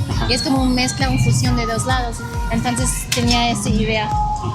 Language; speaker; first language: Spanish; non-native, learner; Chinese